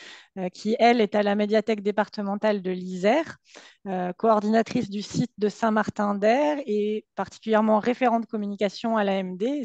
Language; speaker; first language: French; native; French